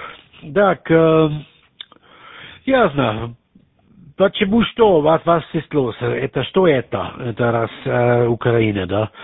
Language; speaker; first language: Russian; non-native, learner; German